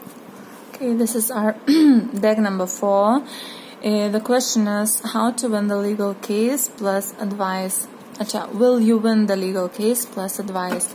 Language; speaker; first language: English; non-native, fluent; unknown